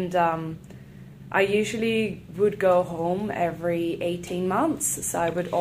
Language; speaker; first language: English; non-native, fluent; Swedish